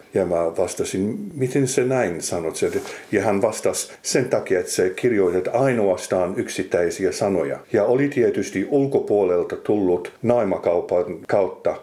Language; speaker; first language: Finnish; non-native, fluent; English